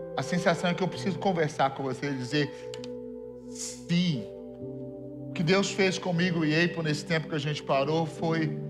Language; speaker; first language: Portuguese; native; Portuguese